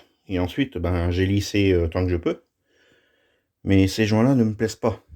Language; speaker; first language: French; native; French